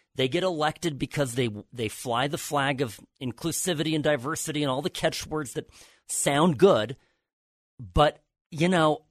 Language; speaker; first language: English; native; English